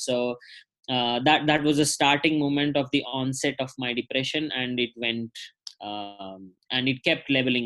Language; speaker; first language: English; non-native, local second language; Telugu